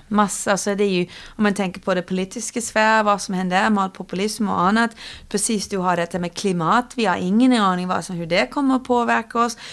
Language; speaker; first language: Swedish; non-native, fluent; English